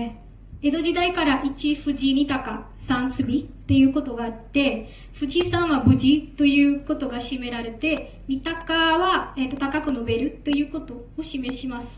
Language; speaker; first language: Japanese; non-native, learner; Marathi